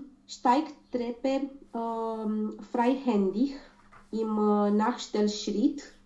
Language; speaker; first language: German; non-native, learner; Romanian